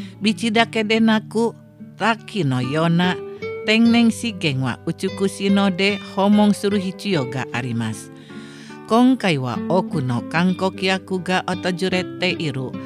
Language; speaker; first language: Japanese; non-native, fluent; Indonesian